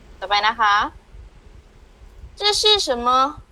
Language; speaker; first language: Chinese; non-native, learner; Thai